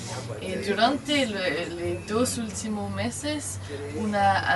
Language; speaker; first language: Spanish; non-native, learner; French